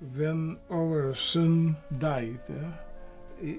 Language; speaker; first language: English; non-native, learner; Papiamento